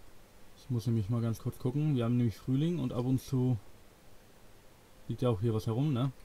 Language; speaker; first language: German; native; German